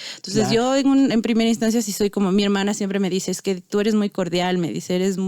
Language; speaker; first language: Spanish; native; Spanish